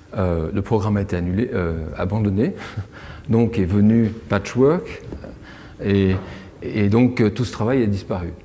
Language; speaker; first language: French; native; French